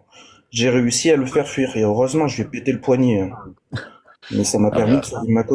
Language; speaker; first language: French; native; French